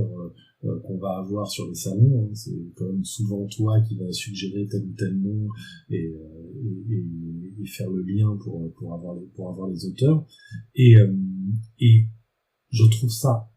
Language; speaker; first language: French; native; French